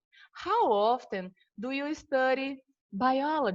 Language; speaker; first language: English; non-native, fluent; Portuguese